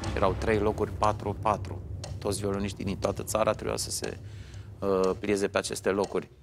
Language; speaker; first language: Romanian; native; Romanian